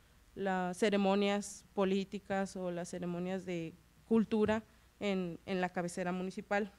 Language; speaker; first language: Spanish; native; Spanish